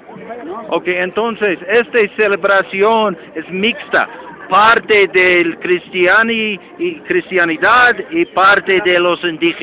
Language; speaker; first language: Spanish; non-native, learner; English